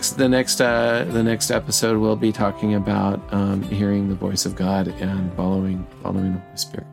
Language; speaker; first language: English; native; English